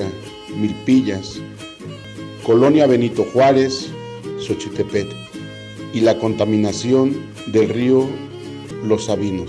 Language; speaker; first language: Spanish; native; Spanish